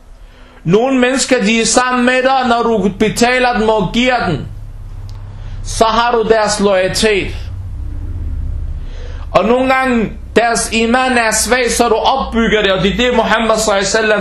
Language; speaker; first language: Danish; early bilingual, other home language; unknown